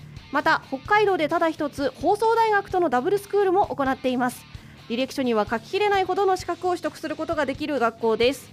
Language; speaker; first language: Japanese; native; Japanese